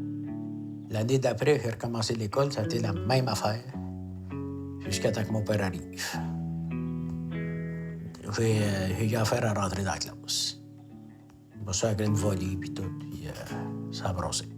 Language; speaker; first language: French; native; French